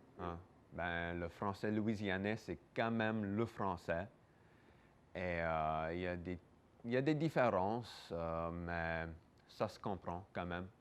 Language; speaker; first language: French; non-native, local second language; English